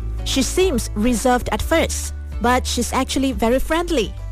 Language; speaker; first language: English; non-native, local second language; Chinese